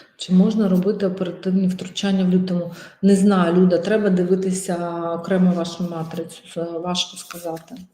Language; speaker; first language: Ukrainian; non-native, local second language; Russian